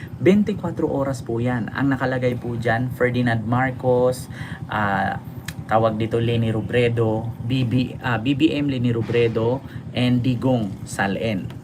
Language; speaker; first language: Filipino; native; Filipino